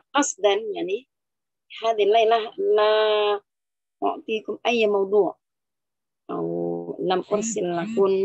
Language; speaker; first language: Arabic; non-native, fluent; Indonesian